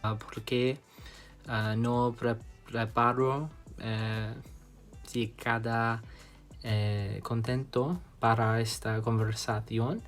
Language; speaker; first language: Spanish; non-native, learner; English